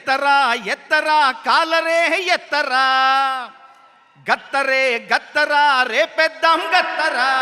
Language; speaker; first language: Telugu; native; Telugu